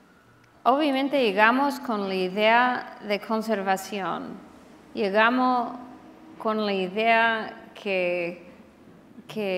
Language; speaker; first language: Spanish; non-native, fluent; English